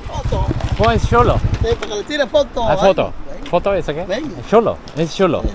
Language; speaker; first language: Spanish; non-native, learner; English